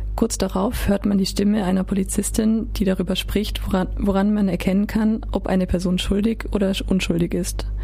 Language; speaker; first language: German; native; German